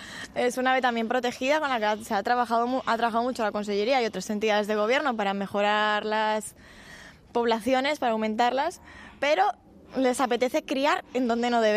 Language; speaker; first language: Spanish; native; Spanish